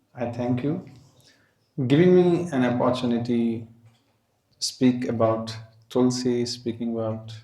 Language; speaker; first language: English; non-native, local second language; Hindi